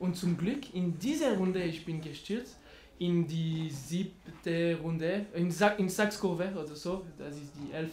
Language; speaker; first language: German; non-native, learner; French